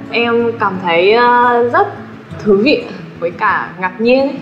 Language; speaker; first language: Vietnamese; non-native, fluent; Japanese